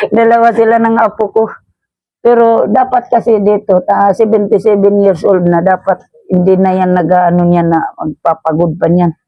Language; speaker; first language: Filipino; non-native, local second language; Bikol